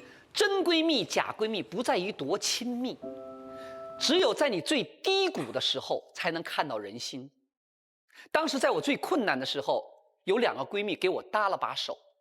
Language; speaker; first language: Chinese; native; Chinese